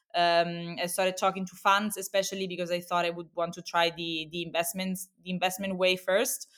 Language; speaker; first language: English; non-native, fluent; Italian